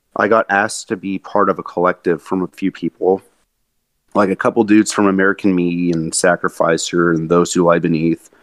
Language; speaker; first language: English; native; English